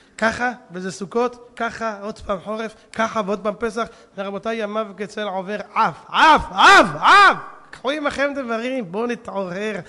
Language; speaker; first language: Hebrew; native; Hebrew